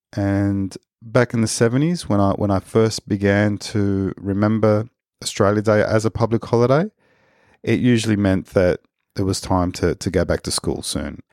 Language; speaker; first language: English; early bilingual, other home language; Spanish